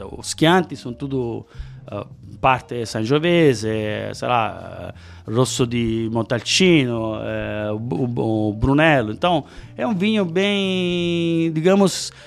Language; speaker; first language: Portuguese; non-native, fluent; Italian